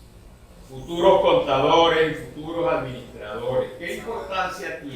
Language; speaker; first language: Spanish; native; Spanish